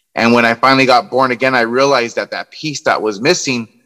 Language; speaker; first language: English; native; English